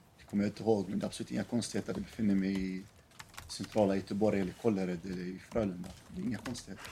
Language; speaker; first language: Swedish; early bilingual, other home language; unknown